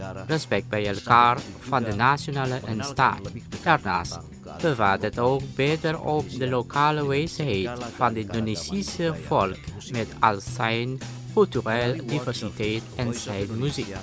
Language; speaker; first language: Dutch; non-native, learner; Indonesian